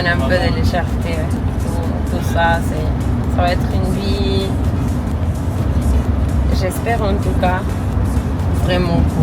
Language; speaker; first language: French; non-native, fluent; Spanish